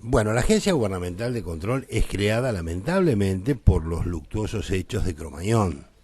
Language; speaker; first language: Spanish; native; Spanish